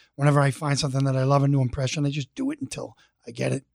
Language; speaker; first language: English; native; English